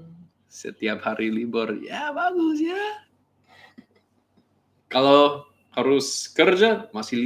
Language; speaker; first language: Indonesian; non-native, learner; English